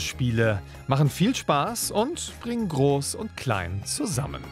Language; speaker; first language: German; native; German